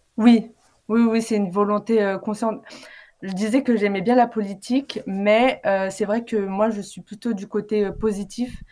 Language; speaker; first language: French; early bilingual, other home language; Arabic